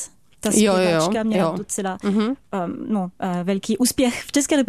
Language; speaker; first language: Czech; non-native, fluent; French